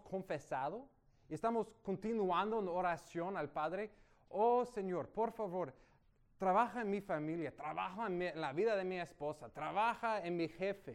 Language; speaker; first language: Spanish; non-native, fluent; English